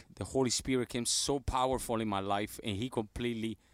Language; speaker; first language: English; non-native, fluent; Spanish